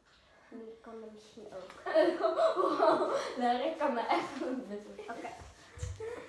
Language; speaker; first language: Dutch; native; Dutch